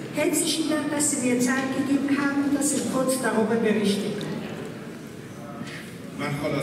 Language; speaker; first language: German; non-native, fluent; Persian